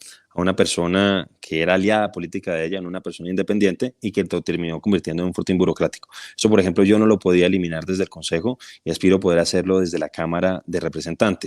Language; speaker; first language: Spanish; native; Spanish